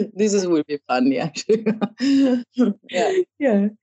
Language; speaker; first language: English; non-native, learner; Italian